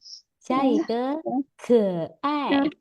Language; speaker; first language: Chinese; non-native, fluent; Indonesian